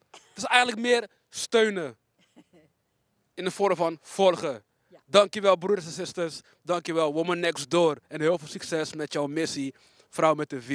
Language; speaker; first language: Dutch; native; Dutch